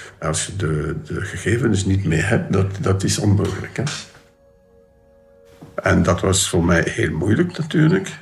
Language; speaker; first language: Dutch; non-native, local second language; French